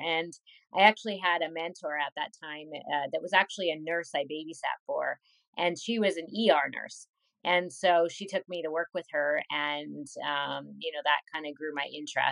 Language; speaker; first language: English; native; English